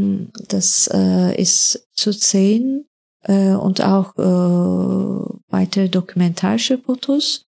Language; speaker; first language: German; non-native, fluent; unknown